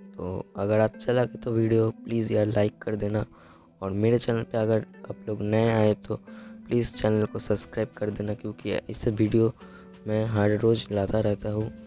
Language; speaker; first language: Hindi; non-native, local second language; Bangla